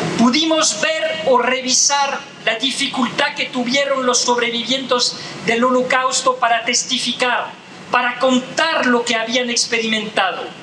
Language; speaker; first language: Spanish; non-native, fluent; French